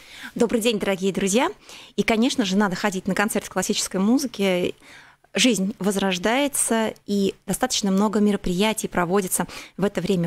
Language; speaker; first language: Russian; native; Russian